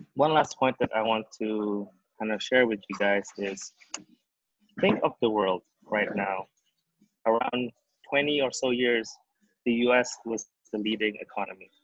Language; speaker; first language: English; non-native, fluent; Indonesian